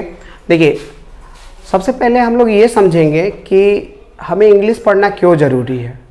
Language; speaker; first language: Hindi; native; Hindi